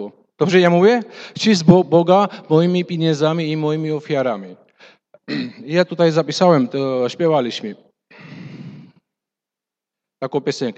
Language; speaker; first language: Polish; non-native, fluent; Russian